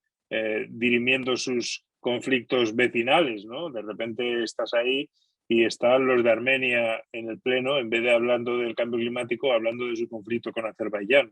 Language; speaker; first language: Spanish; native; Spanish